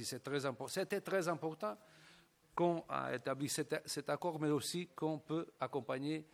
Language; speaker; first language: French; non-native, fluent; Portuguese